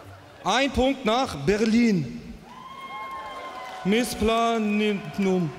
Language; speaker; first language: German; native; German